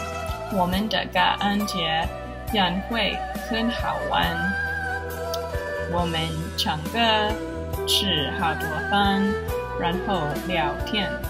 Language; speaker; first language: Chinese; non-native, learner; English